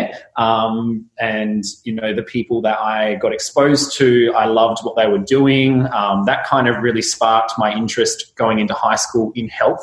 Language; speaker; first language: English; native; English